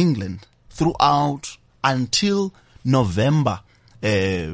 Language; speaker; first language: English; non-native, local second language; Venda